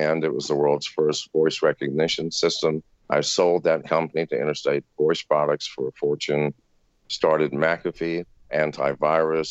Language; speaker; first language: English; native; English